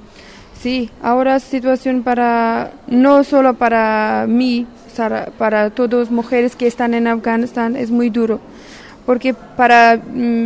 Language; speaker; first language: Spanish; non-native, learner; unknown